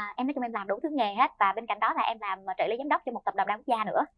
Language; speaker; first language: Vietnamese; native; Vietnamese